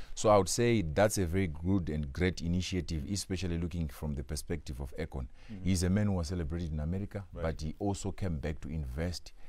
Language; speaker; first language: English; non-native, local second language; Shona